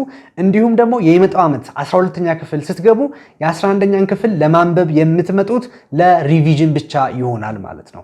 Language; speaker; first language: Amharic; native; Amharic